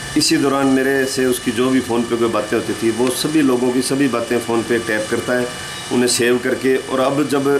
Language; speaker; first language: Hindi; native; Hindi